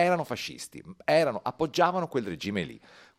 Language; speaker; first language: Italian; native; Italian